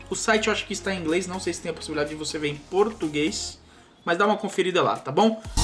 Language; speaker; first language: Portuguese; native; Portuguese